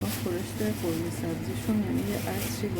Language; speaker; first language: Persian; native; Persian